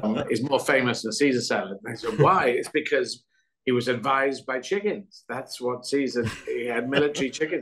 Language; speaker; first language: English; native; English